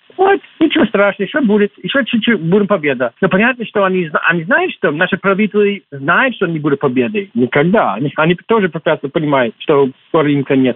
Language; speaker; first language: Russian; non-native, fluent; English